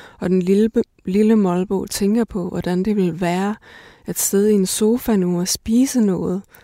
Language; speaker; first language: Danish; native; Danish